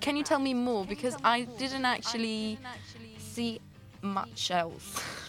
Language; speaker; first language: English; non-native, fluent; Italian